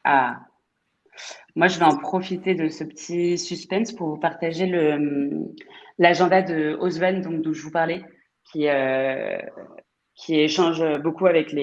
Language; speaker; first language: French; native; French